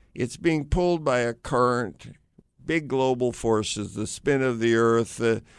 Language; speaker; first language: English; native; English